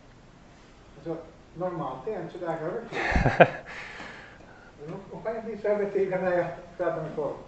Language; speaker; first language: Swedish; non-native, fluent; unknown